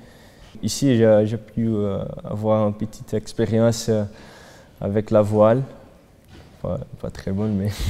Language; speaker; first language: French; non-native, fluent; Portuguese